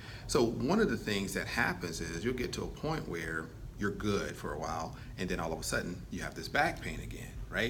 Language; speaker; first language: English; native; English